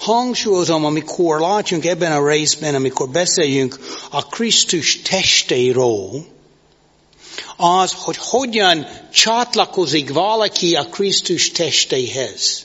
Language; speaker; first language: Hungarian; non-native, fluent; English